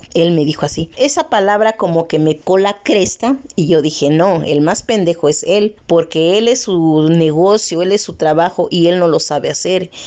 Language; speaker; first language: Spanish; early bilingual, other home language; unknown